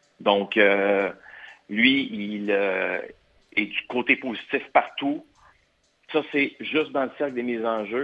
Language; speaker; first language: French; native; French